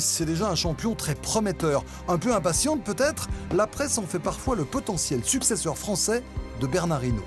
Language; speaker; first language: French; native; French